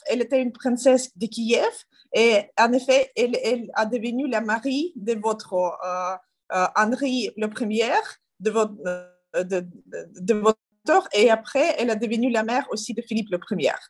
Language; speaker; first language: French; non-native, learner; Ukrainian